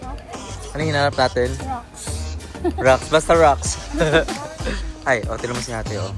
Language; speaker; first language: Filipino; non-native, local second language; Cebuano